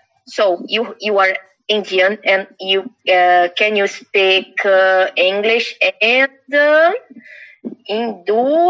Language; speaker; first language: English; non-native, learner; Portuguese